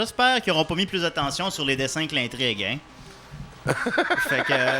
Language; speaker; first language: French; native; French